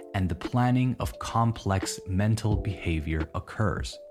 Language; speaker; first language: English; native; English